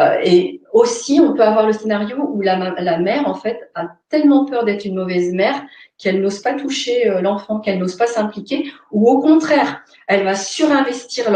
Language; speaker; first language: French; native; French